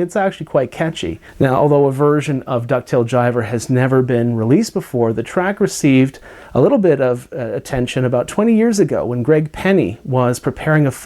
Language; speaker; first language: English; native; English